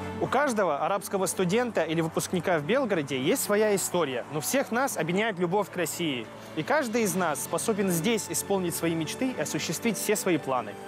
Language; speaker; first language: Russian; non-native, fluent; Arabic